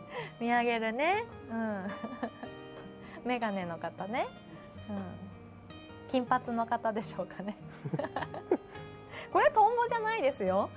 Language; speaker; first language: Japanese; native; Japanese